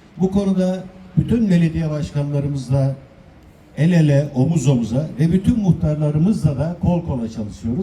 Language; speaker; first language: Turkish; native; Turkish